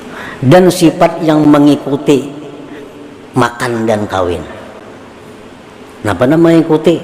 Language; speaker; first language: Indonesian; non-native, local second language; Banjar